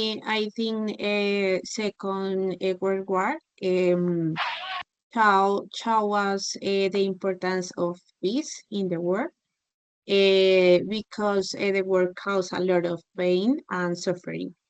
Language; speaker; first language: English; non-native, learner; Spanish